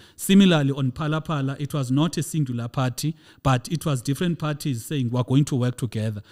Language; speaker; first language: English; non-native, local second language; Xhosa